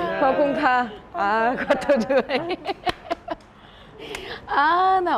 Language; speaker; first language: Thai; non-native, learner; Korean